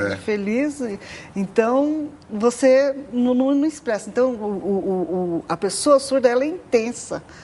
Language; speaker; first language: Portuguese; non-native, local second language; Japanese